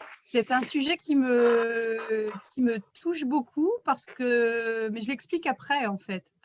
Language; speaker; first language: French; native; French